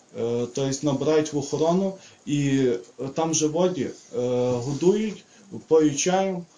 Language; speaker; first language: Ukrainian; native; Ukrainian